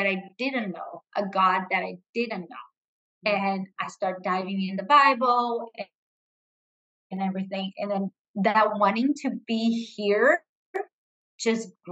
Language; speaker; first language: English; non-native, fluent; Portuguese